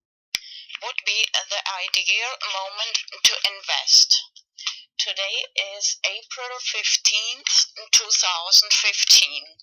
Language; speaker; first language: English; non-native, fluent; Spanish